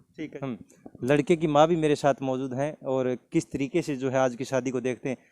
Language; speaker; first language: Hindi; native; Hindi